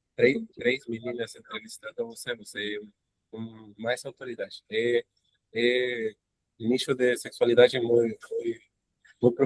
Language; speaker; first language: Portuguese; non-native, learner; Spanish